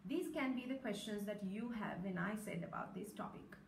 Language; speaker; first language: English; non-native, local second language; Sinhala